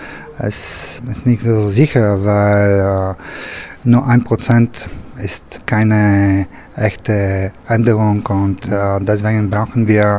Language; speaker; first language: German; non-native, fluent; Bulgarian